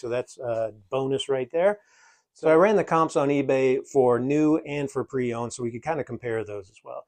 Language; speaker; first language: English; native; English